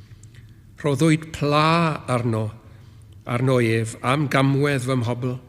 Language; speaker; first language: Welsh; native; Welsh